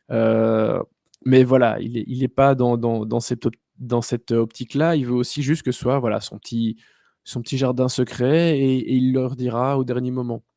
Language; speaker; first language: French; native; French